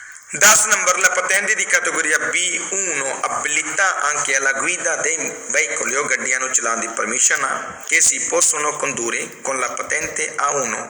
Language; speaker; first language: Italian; non-native, fluent; Punjabi